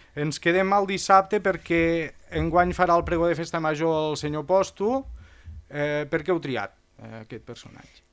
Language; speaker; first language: Catalan; native; Catalan